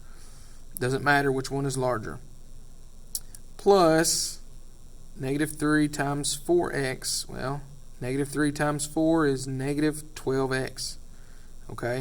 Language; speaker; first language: English; native; English